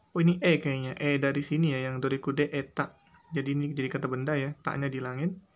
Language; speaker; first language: Indonesian; native; Indonesian